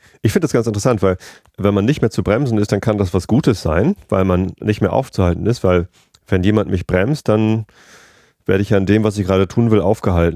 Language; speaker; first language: German; native; German